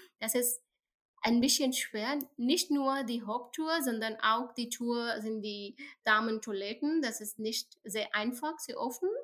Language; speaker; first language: German; non-native, learner; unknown